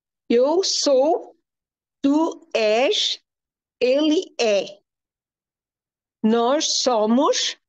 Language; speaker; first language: Portuguese; non-native, fluent; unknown